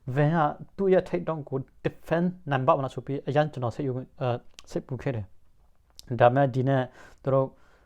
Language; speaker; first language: Burmese; non-native, local second language; Hakha Chin